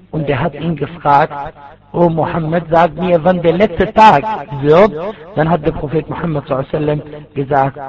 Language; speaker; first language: German; non-native, fluent; Arabic